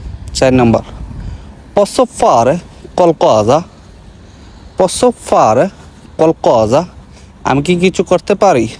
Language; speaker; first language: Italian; non-native, learner; Bangla